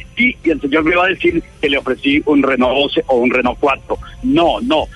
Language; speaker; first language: Spanish; native; Spanish